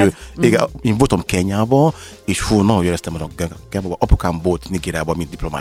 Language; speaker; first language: Hungarian; non-native, learner; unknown